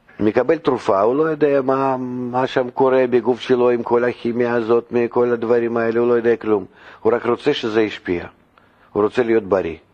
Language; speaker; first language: Hebrew; non-native, fluent; Russian